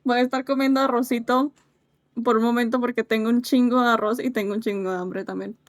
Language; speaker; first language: Spanish; early bilingual, heritage; Spanish